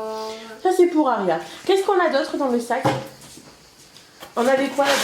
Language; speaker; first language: French; native; French